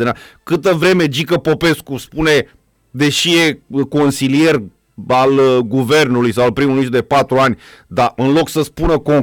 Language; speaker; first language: Romanian; native; Romanian